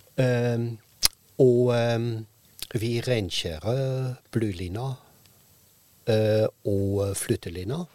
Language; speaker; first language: Norwegian; non-native, fluent; German